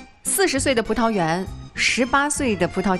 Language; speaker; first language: Chinese; native; Chinese